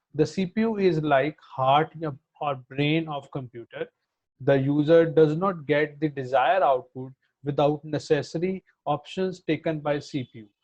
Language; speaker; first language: English; non-native, local second language; Punjabi